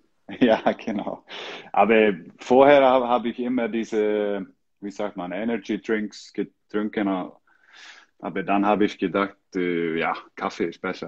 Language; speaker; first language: German; non-native, learner; Icelandic